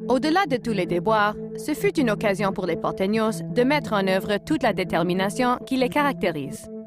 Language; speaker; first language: French; native; French